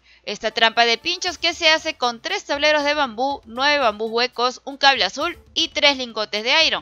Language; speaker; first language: Spanish; native; Spanish